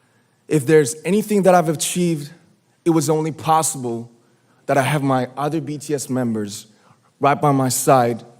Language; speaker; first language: English; non-native, fluent; Korean